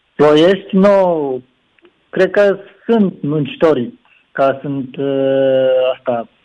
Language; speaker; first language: Romanian; non-native, fluent; Japanese